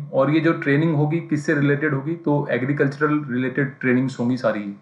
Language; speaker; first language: Hindi; native; Hindi